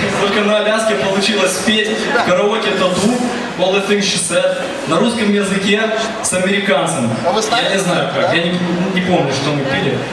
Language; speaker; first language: Russian; native; Russian